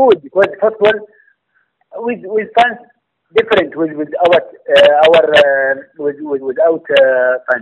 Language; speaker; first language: English; non-native, learner; Arabic